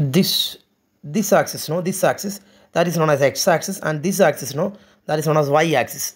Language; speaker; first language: English; non-native, local second language; Malayalam